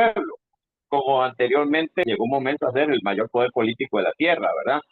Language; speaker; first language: Spanish; native; Spanish